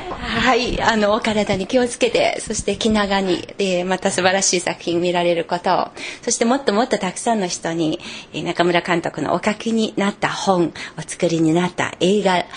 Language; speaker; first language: Japanese; non-native, fluent; Chinese